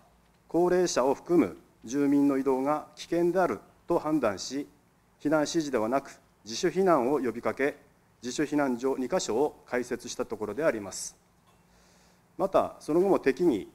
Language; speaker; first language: Japanese; native; Japanese